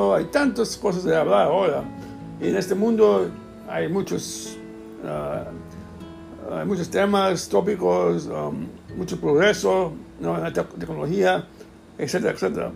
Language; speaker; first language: Spanish; early bilingual, heritage; English